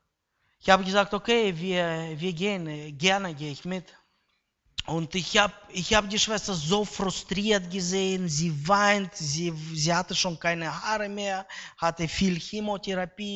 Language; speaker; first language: German; non-native, fluent; Russian